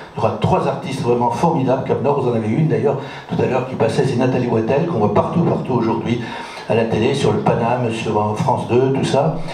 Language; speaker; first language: French; native; French